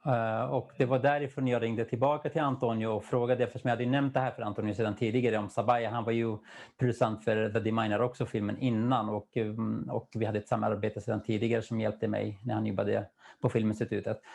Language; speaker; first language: Swedish; non-native, fluent; Kurdish